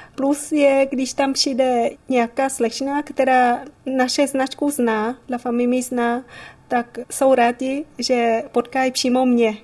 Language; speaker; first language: Czech; non-native, fluent; Vietnamese